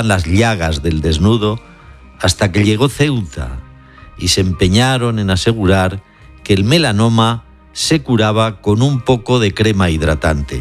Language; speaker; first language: Spanish; native; Spanish